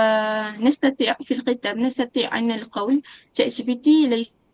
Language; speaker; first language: Arabic; non-native, learner; Malay